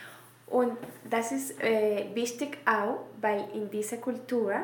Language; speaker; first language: German; non-native, learner; Spanish